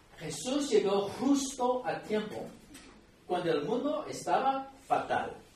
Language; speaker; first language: Spanish; non-native, fluent; English